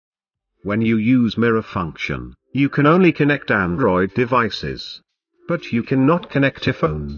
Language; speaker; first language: English; non-native, fluent; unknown